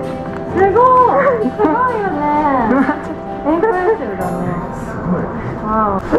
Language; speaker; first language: Japanese; non-native, learner; Chinese